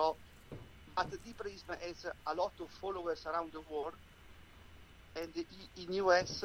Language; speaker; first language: English; non-native, learner; Italian